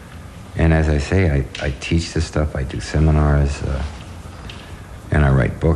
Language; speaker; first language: English; native; English